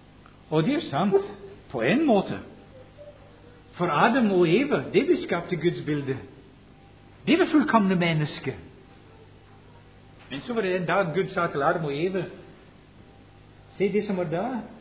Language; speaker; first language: Norwegian; non-native, fluent; English